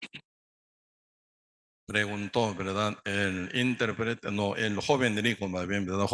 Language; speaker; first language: Spanish; non-native, learner; Korean